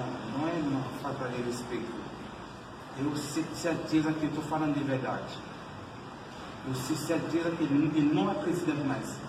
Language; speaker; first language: Portuguese; non-native, learner; Haitian Creole